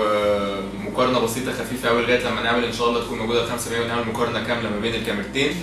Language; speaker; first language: Arabic; native; Arabic